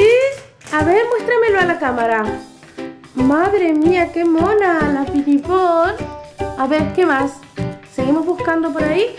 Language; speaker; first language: Spanish; native; Spanish